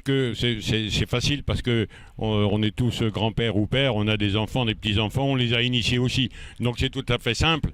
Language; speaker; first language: French; native; French